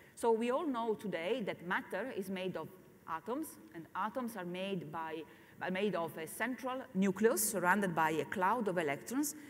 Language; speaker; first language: English; non-native, fluent; Italian